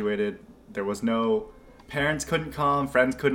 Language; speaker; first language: English; native; English